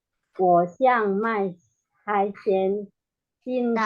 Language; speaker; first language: Chinese; non-native, learner; Indonesian